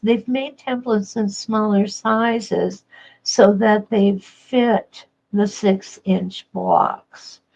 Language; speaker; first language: English; native; English